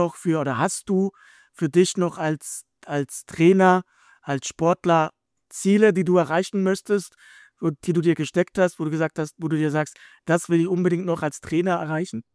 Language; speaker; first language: German; native; German